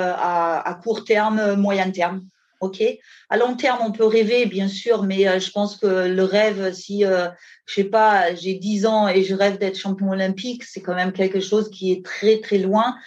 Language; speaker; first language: French; non-native, fluent; German